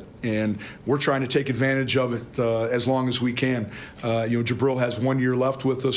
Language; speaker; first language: English; native; English